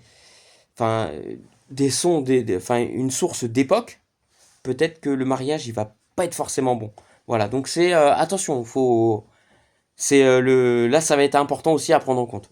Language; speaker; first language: French; native; French